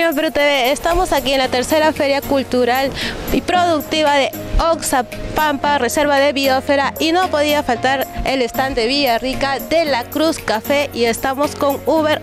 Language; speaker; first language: Spanish; native; Spanish